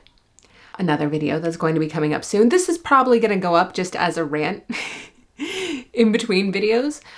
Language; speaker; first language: English; native; English